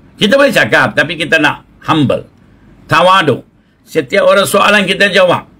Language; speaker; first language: Malay; non-native, local second language; Tamil